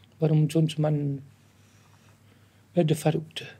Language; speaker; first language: German; non-native, learner; Italian